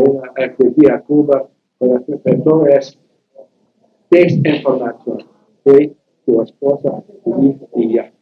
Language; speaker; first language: Spanish; non-native, learner; English